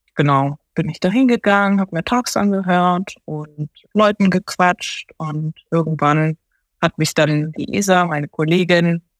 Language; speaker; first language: German; early bilingual, other home language; Japanese